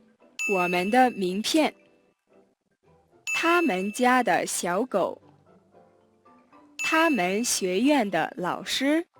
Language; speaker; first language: Chinese; non-native, learner; Mongolian